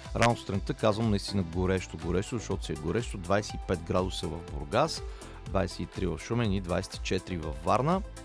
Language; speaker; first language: Bulgarian; native; Bulgarian